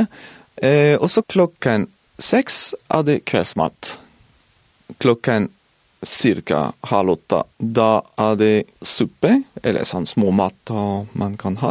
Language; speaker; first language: Norwegian; non-native, fluent; French